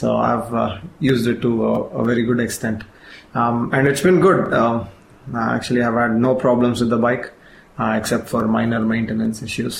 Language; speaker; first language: English; non-native, local second language; Kannada